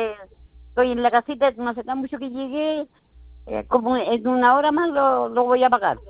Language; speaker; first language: Spanish; native; Spanish